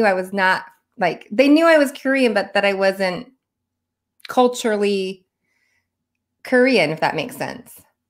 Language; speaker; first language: English; native; English